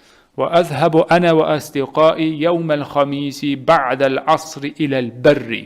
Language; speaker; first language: Arabic; non-native, fluent; Uzbek